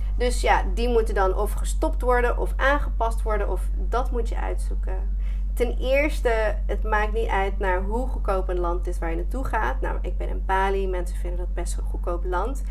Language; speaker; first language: Dutch; non-native, fluent; English